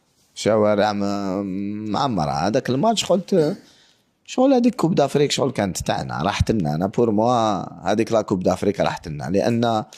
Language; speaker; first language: Arabic; native; Arabic